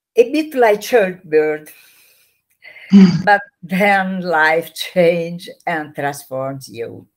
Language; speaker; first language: English; non-native, learner; Italian